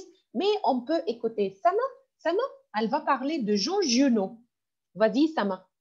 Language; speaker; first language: French; non-native, fluent; Arabic